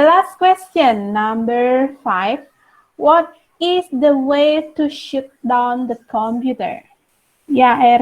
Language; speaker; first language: English; non-native, fluent; Indonesian